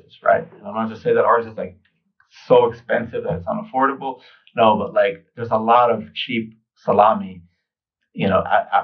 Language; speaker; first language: English; native; English